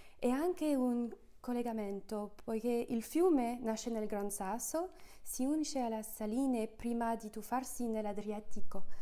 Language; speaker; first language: Italian; non-native, fluent; French